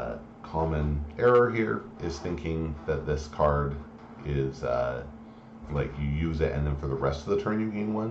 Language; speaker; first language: English; native; English